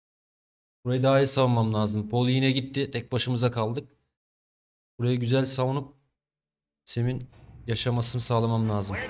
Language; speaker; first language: Turkish; native; Turkish